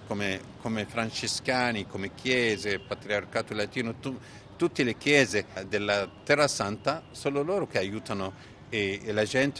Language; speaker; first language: Italian; non-native, fluent; Arabic